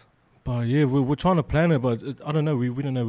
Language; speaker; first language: English; native; English